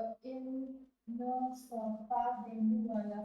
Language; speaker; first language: French; non-native, learner; Hindi